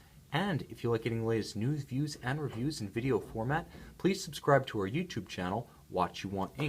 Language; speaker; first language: English; native; English